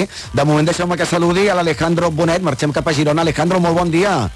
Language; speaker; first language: Catalan; native; Catalan